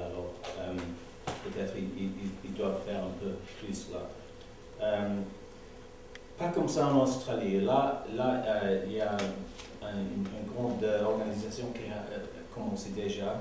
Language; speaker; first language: French; non-native, learner; English